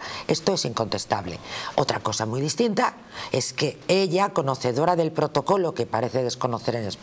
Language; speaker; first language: Spanish; native; Spanish